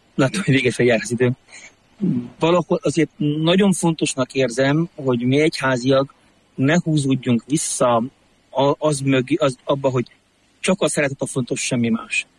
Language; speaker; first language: Hungarian; native; Hungarian